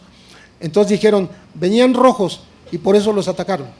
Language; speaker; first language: Spanish; native; Spanish